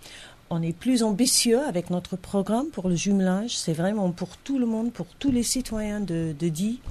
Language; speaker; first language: French; non-native, fluent; English